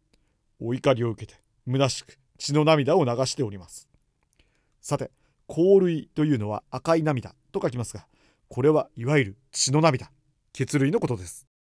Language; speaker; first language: Japanese; native; Japanese